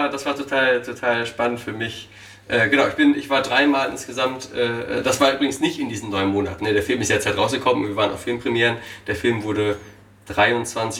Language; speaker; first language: German; native; German